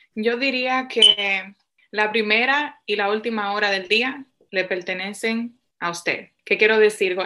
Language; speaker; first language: Spanish; early bilingual, heritage; Spanish